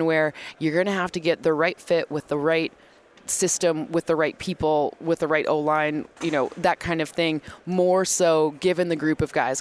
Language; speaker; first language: English; native; English